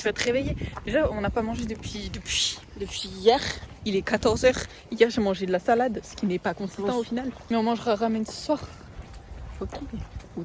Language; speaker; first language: French; native; French